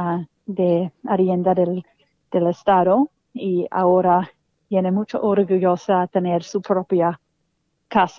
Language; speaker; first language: Spanish; non-native, fluent; English